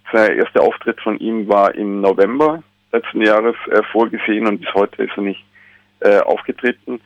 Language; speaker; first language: German; native; German